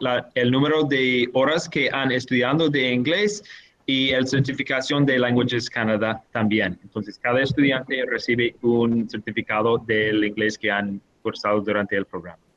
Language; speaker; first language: Spanish; non-native, fluent; English